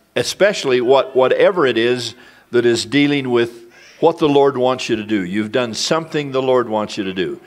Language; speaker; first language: English; native; English